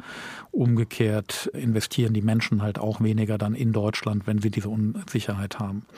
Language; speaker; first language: German; native; German